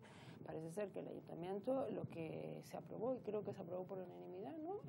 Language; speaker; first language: Spanish; native; Spanish